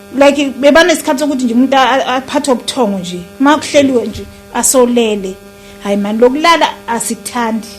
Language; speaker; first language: Zulu; native; Zulu